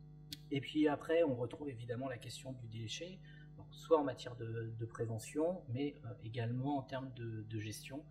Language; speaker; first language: French; native; French